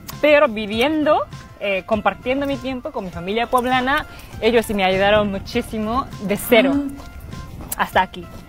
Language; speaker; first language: Spanish; non-native, fluent; Japanese